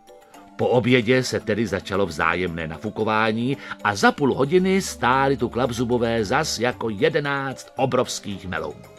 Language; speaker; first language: Czech; native; Czech